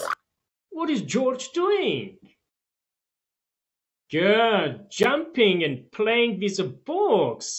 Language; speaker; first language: English; non-native, fluent; Tajik